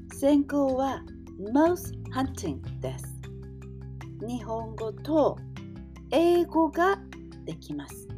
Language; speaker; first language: Japanese; non-native, learner; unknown